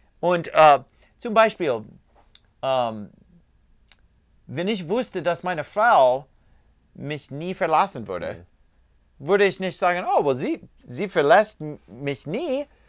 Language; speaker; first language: German; non-native, learner; English